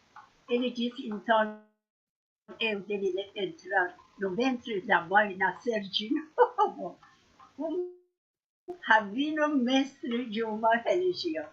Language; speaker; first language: Portuguese; non-native, fluent; Persian